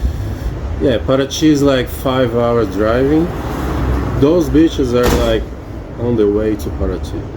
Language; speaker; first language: English; non-native, fluent; Portuguese